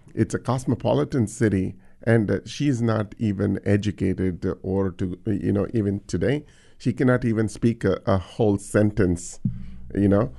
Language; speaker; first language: English; non-native, local second language; Tamil